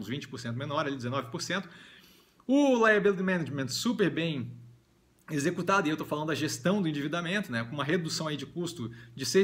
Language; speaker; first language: Portuguese; native; Portuguese